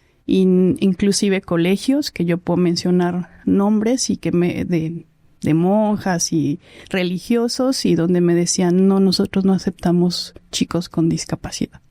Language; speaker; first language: Spanish; native; Spanish